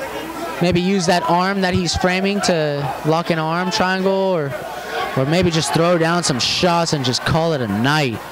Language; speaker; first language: English; native; English